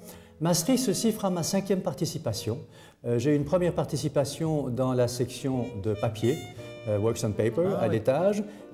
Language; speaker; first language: French; native; French